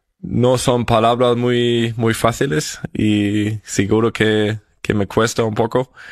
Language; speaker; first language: Spanish; non-native, fluent; German